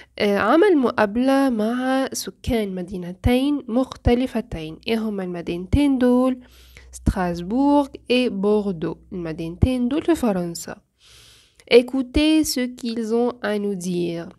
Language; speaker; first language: French; non-native, fluent; Arabic